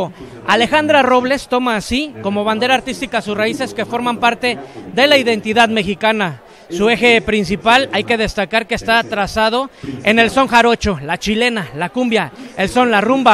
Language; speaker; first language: Spanish; native; Spanish